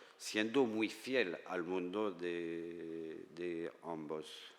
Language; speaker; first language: Spanish; non-native, fluent; French